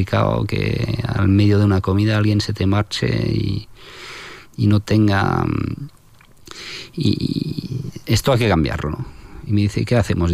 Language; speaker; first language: Spanish; non-native, fluent; French